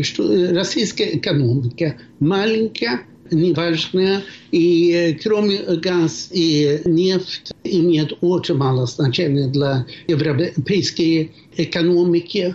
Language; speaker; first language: Russian; non-native, fluent; Swedish